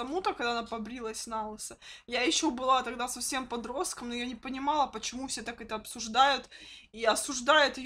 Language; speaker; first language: Russian; native; Russian